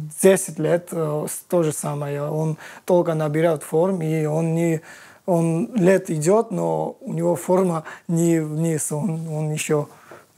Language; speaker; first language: Russian; non-native, learner; Georgian